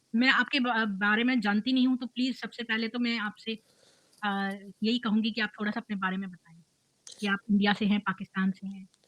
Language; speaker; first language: Hindi; native; Hindi